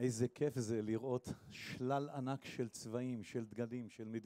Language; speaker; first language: Hebrew; native; Hebrew